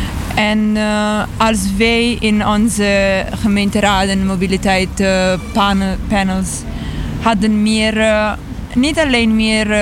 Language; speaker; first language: Dutch; non-native, learner; Italian